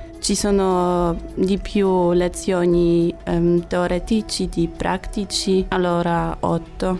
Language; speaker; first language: Italian; non-native, learner; Polish